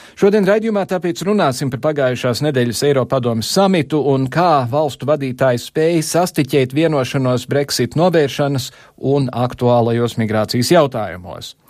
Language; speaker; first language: Latvian; early bilingual, heritage; Latvian